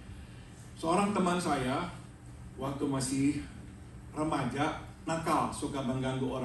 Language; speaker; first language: Indonesian; native; Indonesian